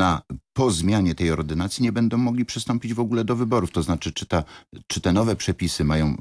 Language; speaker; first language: Polish; native; Polish